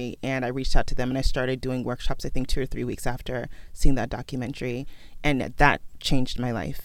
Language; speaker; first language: English; early bilingual, other home language; Krio